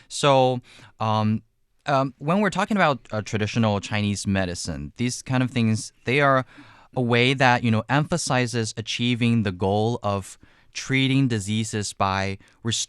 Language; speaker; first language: English; non-native, fluent; Chinese